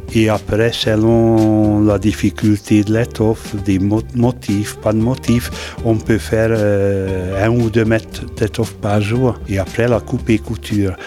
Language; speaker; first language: French; non-native, fluent; Hungarian